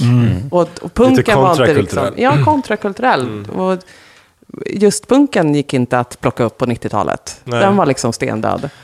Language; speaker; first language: Swedish; native; Swedish